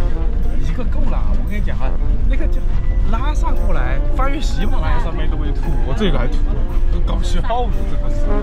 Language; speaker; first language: Chinese; native; Chinese